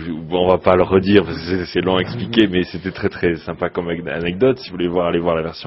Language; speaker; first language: French; native; French